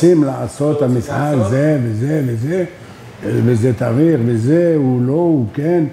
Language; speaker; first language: Hebrew; non-native, learner; French